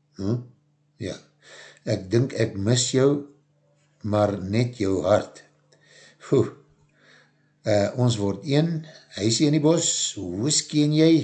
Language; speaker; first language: Afrikaans; native; Afrikaans